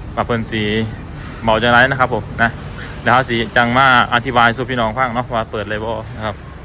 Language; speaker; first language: Thai; native; Thai